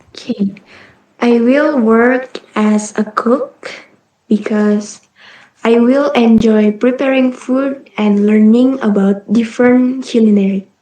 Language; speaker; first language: English; non-native, learner; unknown